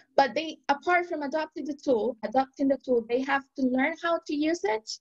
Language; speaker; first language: English; non-native, fluent; Spanish